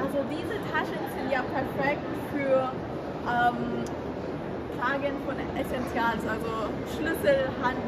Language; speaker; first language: German; early bilingual, heritage; German